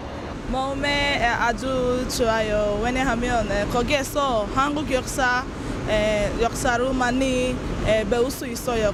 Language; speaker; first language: Korean; non-native, learner; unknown